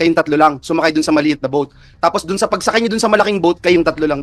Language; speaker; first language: Filipino; native; Filipino